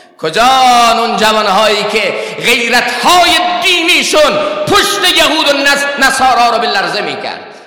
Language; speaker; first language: Persian; non-native, local second language; Baluchi